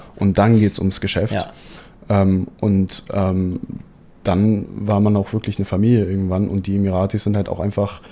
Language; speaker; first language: German; native; German